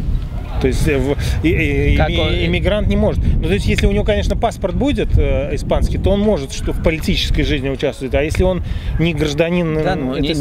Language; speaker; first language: Russian; native; Russian